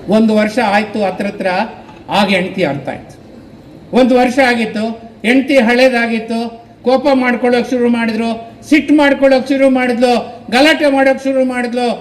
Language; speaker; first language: Kannada; non-native, local second language; Telugu